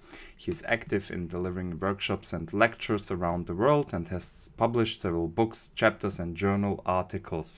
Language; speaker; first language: English; non-native, fluent; German